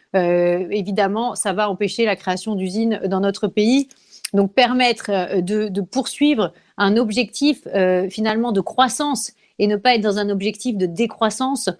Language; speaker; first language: French; native; French